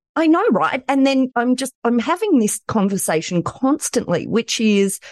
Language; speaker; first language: English; native; English